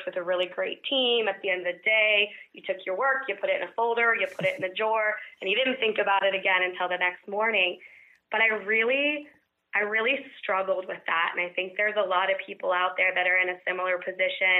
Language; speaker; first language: English; native; English